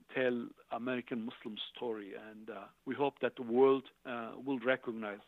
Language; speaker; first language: English; non-native, fluent; Turkish